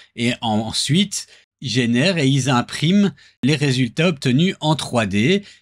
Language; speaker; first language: French; native; French